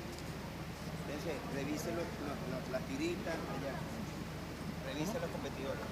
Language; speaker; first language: Spanish; native; Spanish